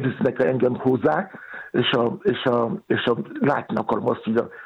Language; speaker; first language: Hungarian; non-native, fluent; Yoruba